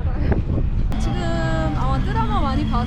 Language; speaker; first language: Korean; non-native, learner; Persian